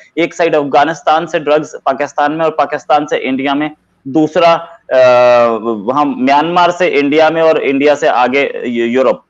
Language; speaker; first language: Hindi; native; Hindi